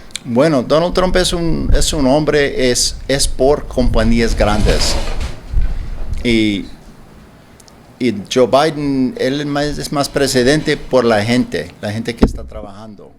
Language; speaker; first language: Spanish; non-native, learner; English